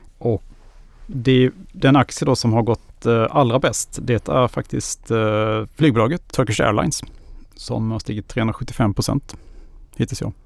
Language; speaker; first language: Swedish; native; Swedish